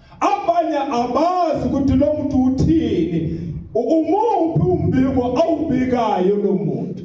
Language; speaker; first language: Zulu; non-native, local second language; Southern Sotho